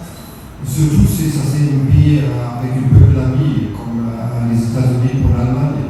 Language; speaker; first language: French; non-native, fluent; German